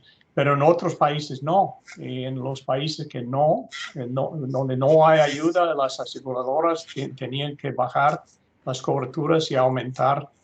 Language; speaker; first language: Spanish; non-native, fluent; English